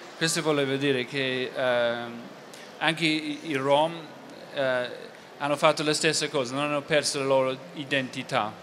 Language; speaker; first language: Italian; non-native, fluent; English